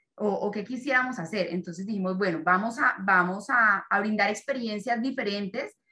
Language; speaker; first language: Spanish; native; Spanish